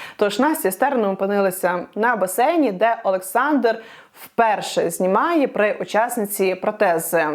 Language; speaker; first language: Ukrainian; non-native, local second language; Russian